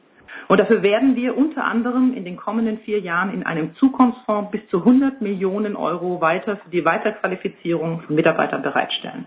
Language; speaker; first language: German; native; German